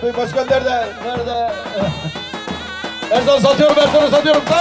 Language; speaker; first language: Turkish; native; Turkish